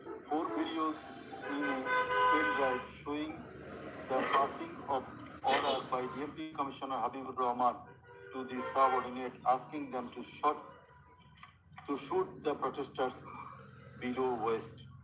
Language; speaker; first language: English; non-native, local second language; Bangla